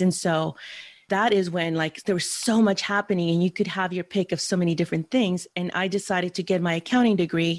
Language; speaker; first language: English; early bilingual, other home language; Spanish